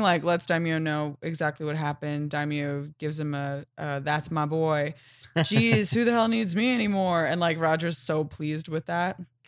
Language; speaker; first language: English; native; English